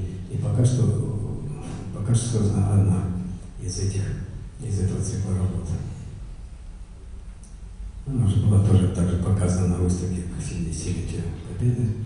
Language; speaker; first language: Russian; native; Russian